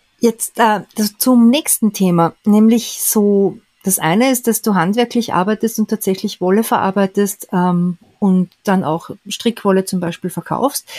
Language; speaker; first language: German; native; German